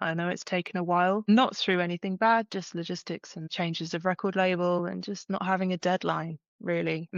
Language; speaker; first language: English; native; English